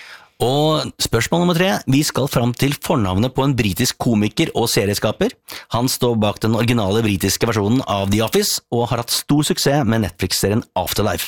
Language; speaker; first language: Norwegian; native; Norwegian